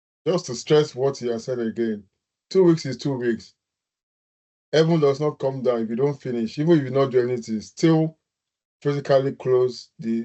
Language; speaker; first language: English; non-native, local second language; Yoruba